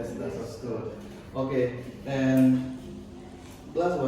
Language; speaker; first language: English; non-native, learner; Indonesian